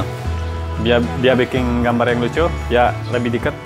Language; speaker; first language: Indonesian; non-native, learner; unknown